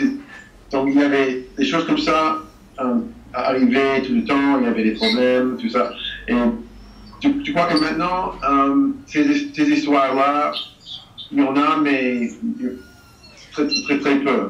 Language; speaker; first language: French; non-native, fluent; English